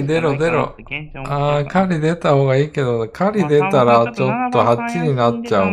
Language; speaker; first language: Japanese; native; Japanese